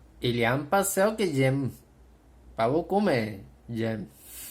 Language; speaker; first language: French; non-native, fluent; Spanish